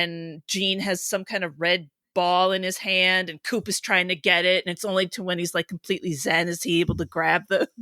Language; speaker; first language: English; native; English